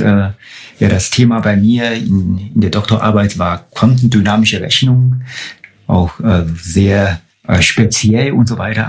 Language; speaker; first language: German; non-native, fluent; Chinese